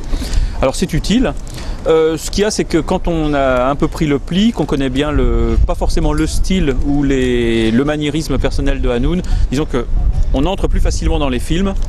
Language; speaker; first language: French; native; French